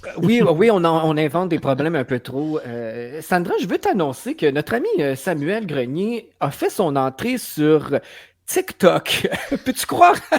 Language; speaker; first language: French; native; French